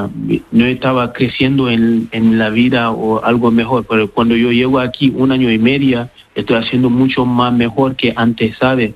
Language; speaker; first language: Spanish; non-native, learner; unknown